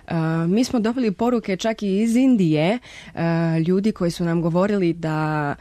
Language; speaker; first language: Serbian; non-native, fluent; Spanish